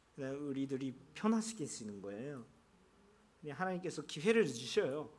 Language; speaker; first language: Korean; non-native, fluent; Japanese